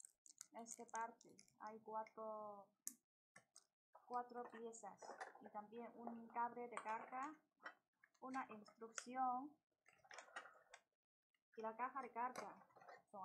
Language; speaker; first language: Spanish; non-native, learner; Chinese